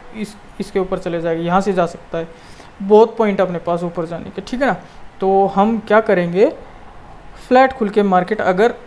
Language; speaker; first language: Hindi; native; Hindi